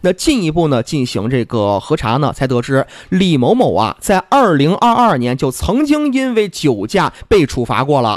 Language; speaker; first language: Chinese; native; Chinese